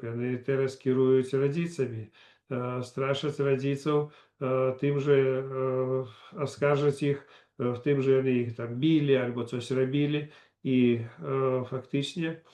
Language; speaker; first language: Polish; non-native, learner; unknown